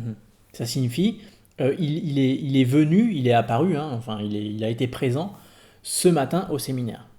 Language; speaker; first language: French; native; French